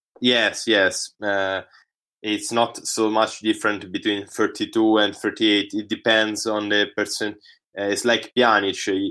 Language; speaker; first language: English; non-native, learner; Italian